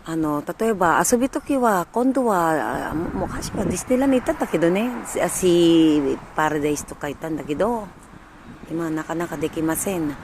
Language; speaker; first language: Japanese; non-native, learner; Filipino